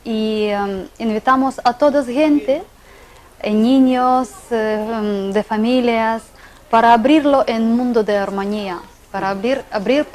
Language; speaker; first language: Spanish; non-native, learner; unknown